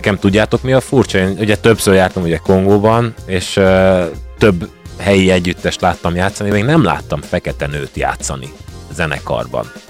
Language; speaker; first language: Hungarian; early bilingual, other home language; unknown